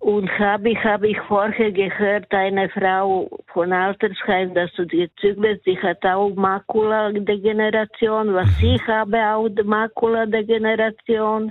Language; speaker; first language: German; non-native, learner; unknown